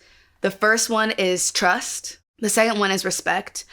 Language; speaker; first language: English; native; English